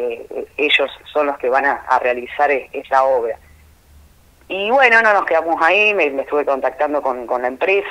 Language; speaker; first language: Spanish; native; Spanish